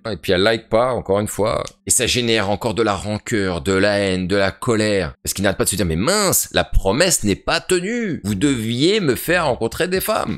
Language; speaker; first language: French; native; French